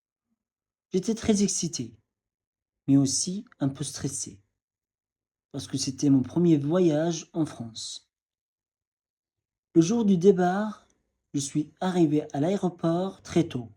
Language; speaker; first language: French; non-native, fluent; Arabic